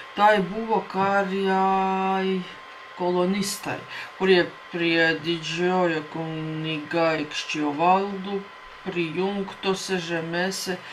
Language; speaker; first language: Lithuanian; non-native, learner; Latvian